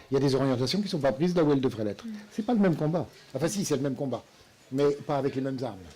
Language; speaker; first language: French; native; French